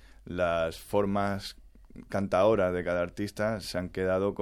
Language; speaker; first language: Spanish; native; Spanish